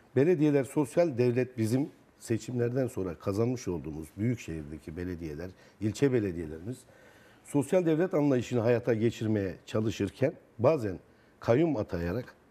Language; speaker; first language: Turkish; native; Turkish